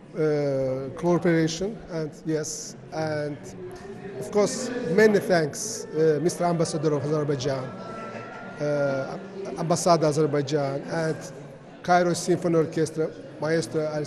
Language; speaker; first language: English; non-native, learner; Azerbaijani